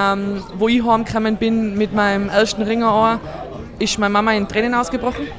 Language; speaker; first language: German; native; German